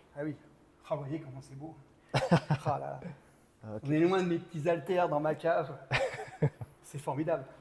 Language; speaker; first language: French; native; French